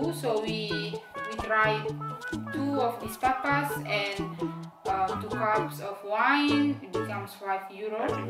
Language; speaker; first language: English; non-native, fluent; Indonesian